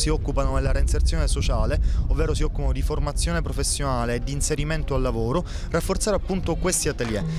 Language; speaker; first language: Italian; native; Italian